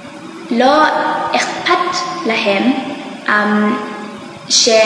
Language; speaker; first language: Hebrew; non-native, learner; English